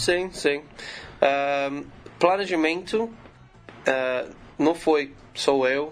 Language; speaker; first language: Portuguese; non-native, learner; English